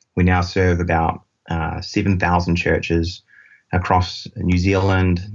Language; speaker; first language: English; native; English